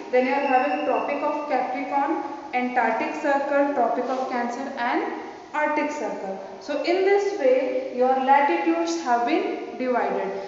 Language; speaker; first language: English; non-native, local second language; Hindi